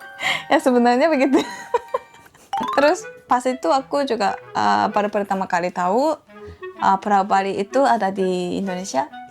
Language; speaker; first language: Indonesian; non-native, fluent; Japanese